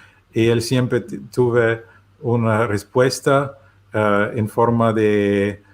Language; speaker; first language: Spanish; non-native, learner; German